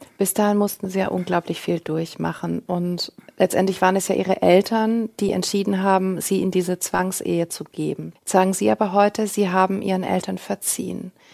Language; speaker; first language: German; native; German